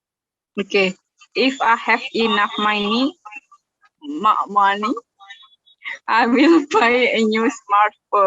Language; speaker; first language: English; non-native, learner; Indonesian